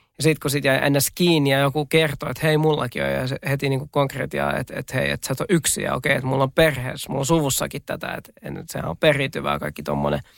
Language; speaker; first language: Finnish; native; Finnish